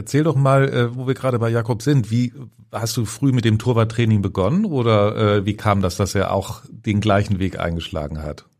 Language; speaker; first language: German; native; German